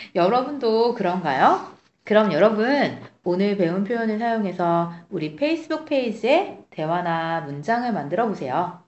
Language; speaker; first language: Korean; native; Korean